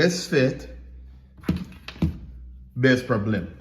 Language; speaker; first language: Russian; non-native, learner; English